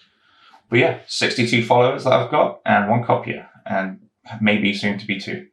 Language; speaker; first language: English; native; English